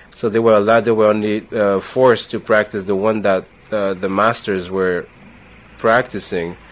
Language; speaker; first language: English; non-native, fluent; Haitian Creole